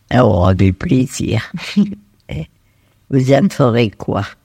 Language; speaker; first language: French; non-native, fluent; Spanish